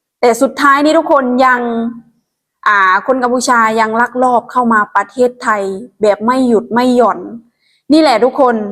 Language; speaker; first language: Thai; non-native, local second language; Lao